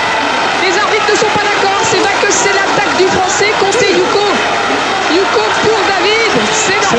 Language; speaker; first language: French; native; French